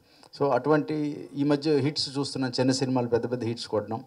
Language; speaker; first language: Telugu; native; Telugu